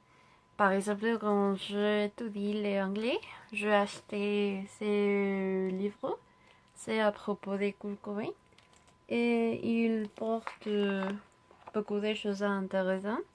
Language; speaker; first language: French; non-native, learner; Spanish